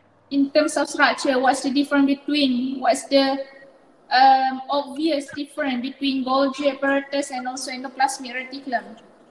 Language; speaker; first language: English; non-native, local second language; Malay